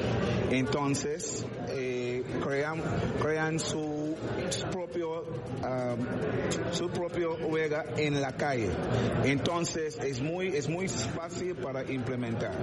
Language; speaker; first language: Spanish; non-native, learner; English